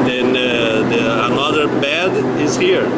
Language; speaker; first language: English; non-native, learner; Portuguese